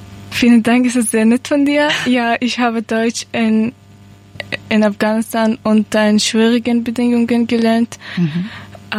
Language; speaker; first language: German; non-native, learner; Persian